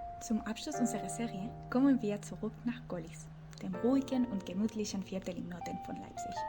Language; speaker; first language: German; non-native, fluent; Spanish